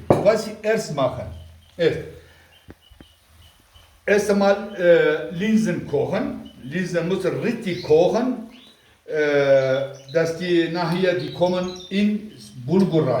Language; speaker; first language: German; non-native, local second language; Kurdish